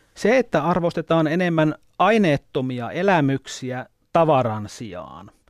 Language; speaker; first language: Finnish; native; Finnish